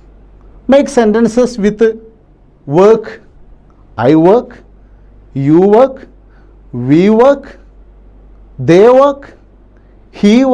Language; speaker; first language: English; non-native, local second language; Malayalam